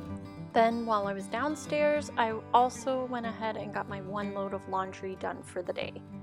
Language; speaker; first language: English; native; English